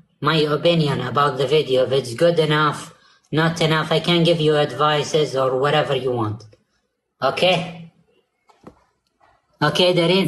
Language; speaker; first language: English; non-native, learner; Russian